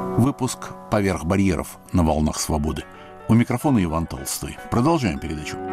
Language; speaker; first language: Russian; native; Russian